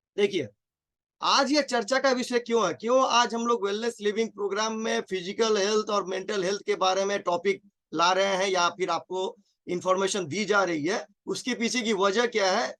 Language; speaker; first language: Hindi; native; Hindi